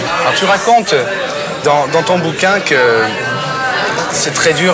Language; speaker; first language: French; native; French